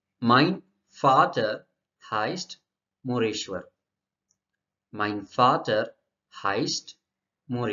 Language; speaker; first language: German; non-native, learner; Marathi